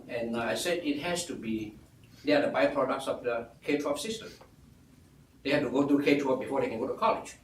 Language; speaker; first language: English; non-native, local second language; Min Nan Chinese